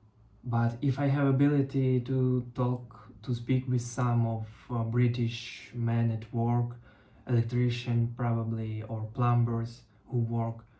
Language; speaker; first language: English; non-native, learner; Russian